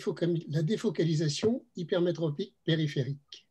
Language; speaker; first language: French; native; French